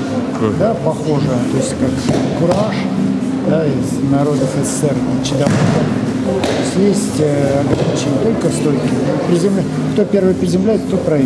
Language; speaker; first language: Russian; native; Russian